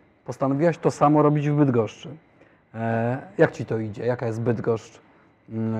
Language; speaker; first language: Polish; native; Polish